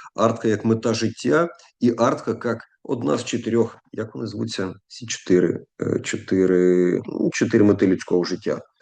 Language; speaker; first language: Ukrainian; non-native, local second language; Russian